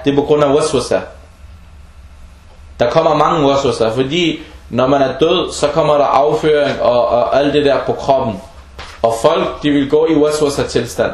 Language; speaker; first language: Danish; early bilingual, other home language; Arabic